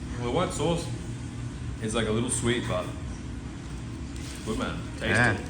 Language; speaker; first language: English; native; English